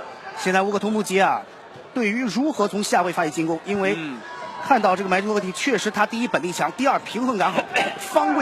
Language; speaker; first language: Chinese; native; Chinese